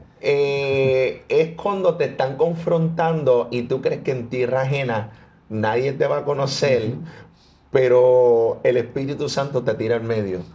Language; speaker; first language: Spanish; early bilingual, heritage; Spanish